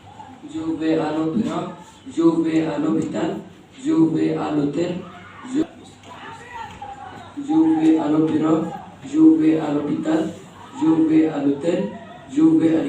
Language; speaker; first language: French; non-native, learner; Arabic